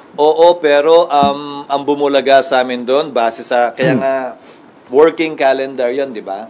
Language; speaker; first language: Filipino; native; Filipino